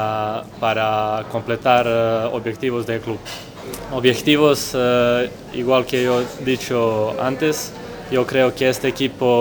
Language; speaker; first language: Spanish; non-native, learner; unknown